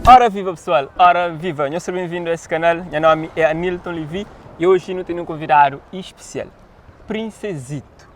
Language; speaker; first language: Portuguese; non-native, local second language; Kabuverdianu